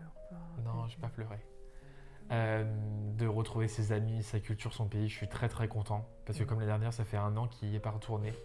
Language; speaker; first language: French; native; French